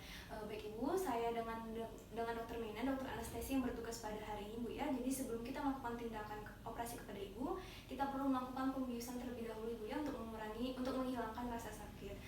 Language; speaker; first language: Indonesian; native; Indonesian